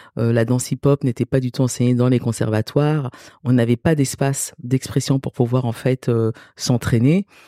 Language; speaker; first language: French; early bilingual, other home language; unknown